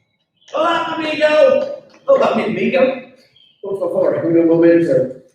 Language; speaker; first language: Spanish; non-native, learner; English